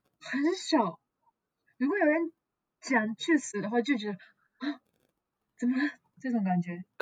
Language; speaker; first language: Chinese; non-native, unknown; Japanese